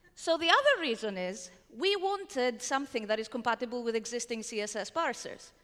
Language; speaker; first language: English; non-native, fluent; Greek